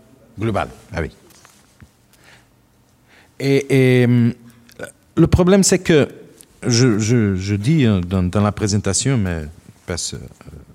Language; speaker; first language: French; non-native, learner; Portuguese